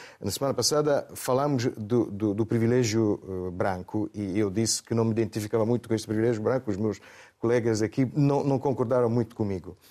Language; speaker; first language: Portuguese; non-native, fluent; Italian